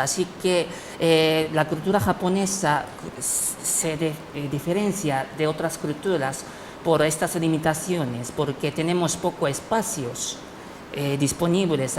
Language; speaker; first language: Spanish; non-native, fluent; Japanese